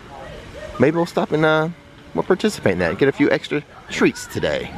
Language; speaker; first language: English; native; English